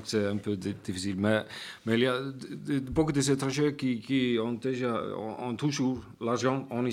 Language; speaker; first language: French; non-native, fluent; Icelandic